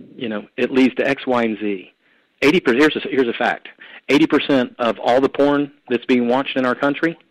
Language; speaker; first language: English; native; English